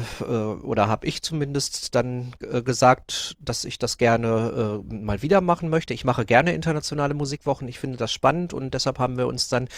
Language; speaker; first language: German; native; German